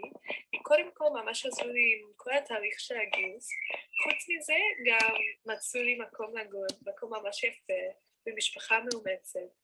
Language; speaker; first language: Hebrew; non-native, fluent; English